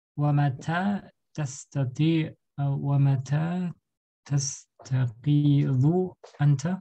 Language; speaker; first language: Arabic; non-native, learner; German